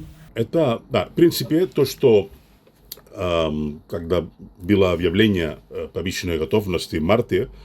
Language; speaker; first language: Russian; non-native, fluent; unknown